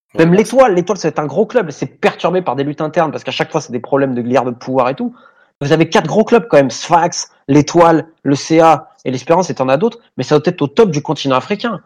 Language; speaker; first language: French; native; French